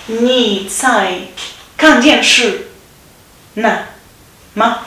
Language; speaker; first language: Chinese; non-native, learner; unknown